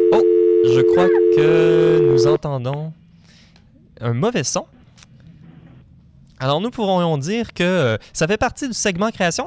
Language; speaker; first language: French; native; French